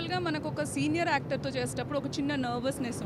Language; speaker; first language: Telugu; native; Telugu